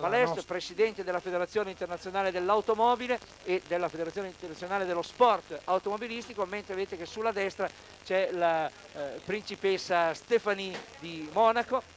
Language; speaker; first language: Italian; native; Italian